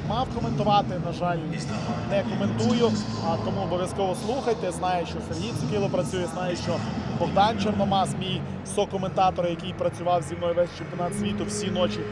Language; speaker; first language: Ukrainian; native; Ukrainian